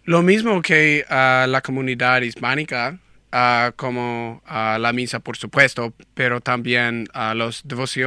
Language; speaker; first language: Spanish; non-native, learner; English